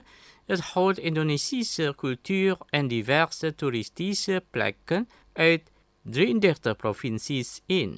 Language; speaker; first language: Dutch; non-native, learner; Indonesian